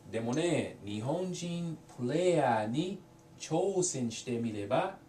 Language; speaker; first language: Japanese; non-native, fluent; English